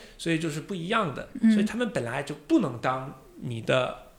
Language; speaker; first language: Chinese; non-native, fluent; English